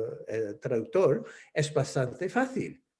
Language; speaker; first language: Spanish; non-native, fluent; English